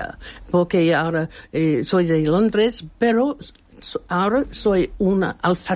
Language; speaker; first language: Spanish; non-native, learner; English